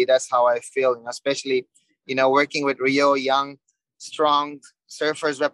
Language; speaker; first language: English; non-native, fluent; Indonesian